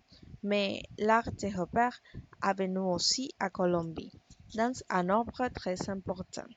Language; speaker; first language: French; non-native, learner; Spanish